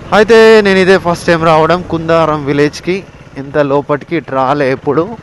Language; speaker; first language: Telugu; native; Telugu